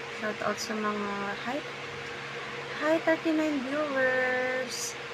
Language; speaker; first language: Filipino; non-native, local second language; Cebuano